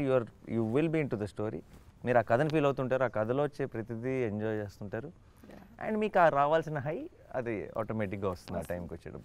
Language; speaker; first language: Telugu; native; Telugu